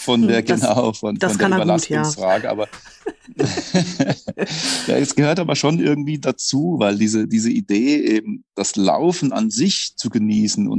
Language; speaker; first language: German; native; German